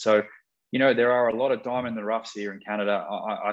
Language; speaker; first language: English; native; English